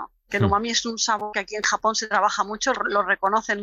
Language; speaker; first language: Spanish; native; Spanish